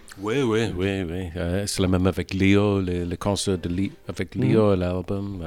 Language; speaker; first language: French; non-native, fluent; English